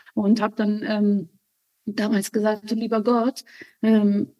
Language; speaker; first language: German; early bilingual, other home language; Arabic